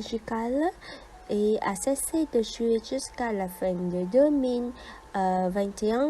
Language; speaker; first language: French; non-native, fluent; Vietnamese